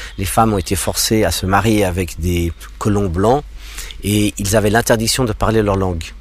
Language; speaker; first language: French; non-native, local second language; English